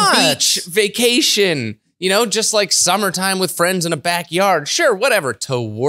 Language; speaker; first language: English; native; English